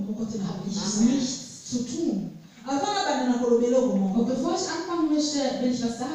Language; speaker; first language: German; non-native, fluent; Lingala